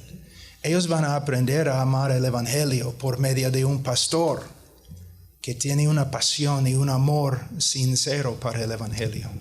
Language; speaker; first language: Spanish; non-native, fluent; English